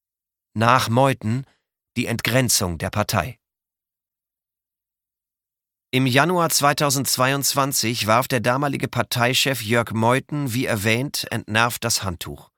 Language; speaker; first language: German; native; German